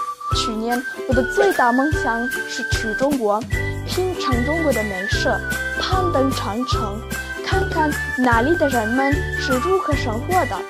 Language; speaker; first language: Chinese; non-native, learner; Romanian